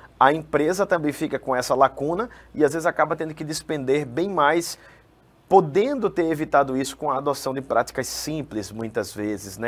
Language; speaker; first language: Portuguese; native; Portuguese